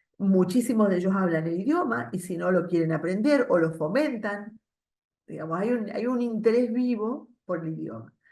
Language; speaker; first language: Spanish; non-native, local second language; German